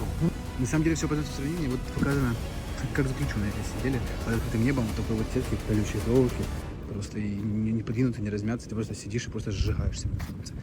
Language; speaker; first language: Russian; native; Russian